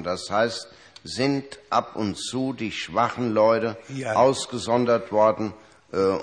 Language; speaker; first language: German; native; German